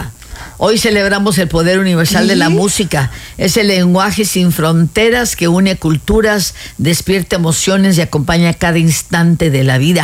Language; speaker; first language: Spanish; native; Spanish